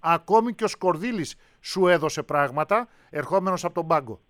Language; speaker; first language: Greek; native; Greek